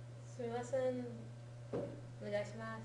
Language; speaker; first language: Japanese; non-native, learner; English